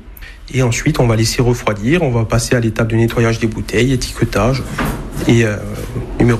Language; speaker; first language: French; native; French